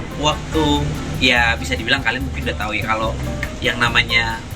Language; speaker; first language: Indonesian; native; Indonesian